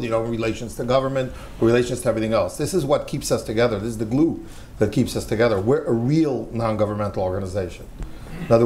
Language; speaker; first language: English; native; English